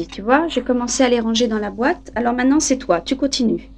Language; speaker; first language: French; native; French